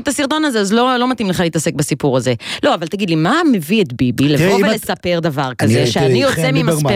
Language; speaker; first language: Hebrew; native; Hebrew